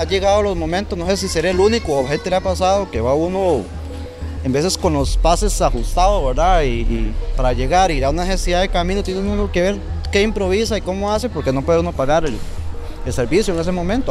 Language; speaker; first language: Spanish; native; Spanish